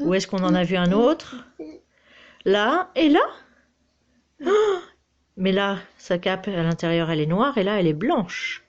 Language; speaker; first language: French; native; French